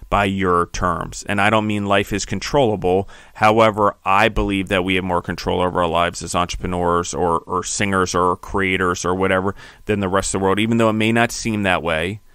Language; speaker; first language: English; native; English